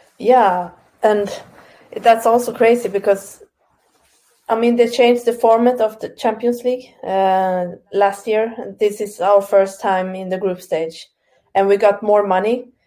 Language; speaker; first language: English; non-native, fluent; Swedish